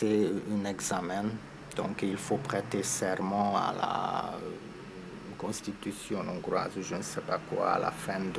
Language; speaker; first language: French; non-native, fluent; Hungarian